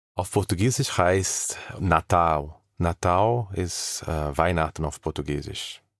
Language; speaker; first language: German; non-native, fluent; Portuguese